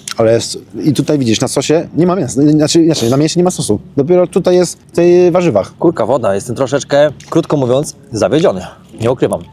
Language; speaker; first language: Polish; native; Polish